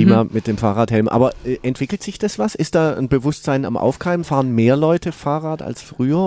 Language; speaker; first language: German; native; German